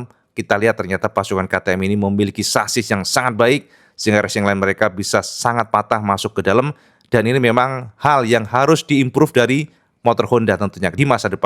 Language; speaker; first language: Indonesian; native; Indonesian